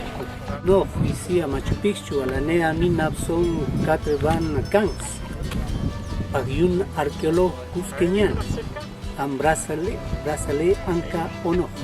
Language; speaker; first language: French; non-native, fluent; Spanish